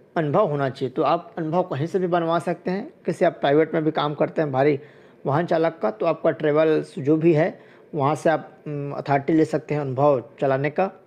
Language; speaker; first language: Hindi; native; Hindi